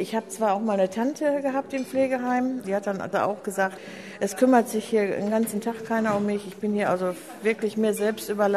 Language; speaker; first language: German; native; German